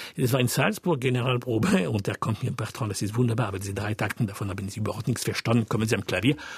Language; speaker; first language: German; non-native, fluent; French